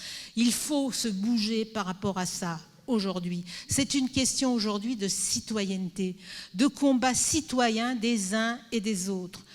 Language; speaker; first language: French; native; French